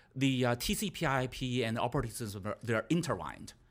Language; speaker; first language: English; non-native, fluent; Chinese